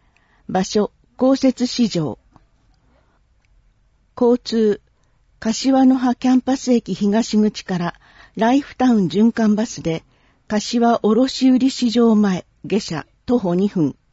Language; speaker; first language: Japanese; native; Japanese